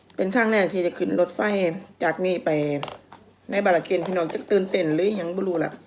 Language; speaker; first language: Thai; native; Thai